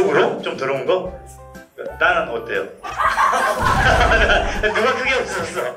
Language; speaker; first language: Korean; native; Korean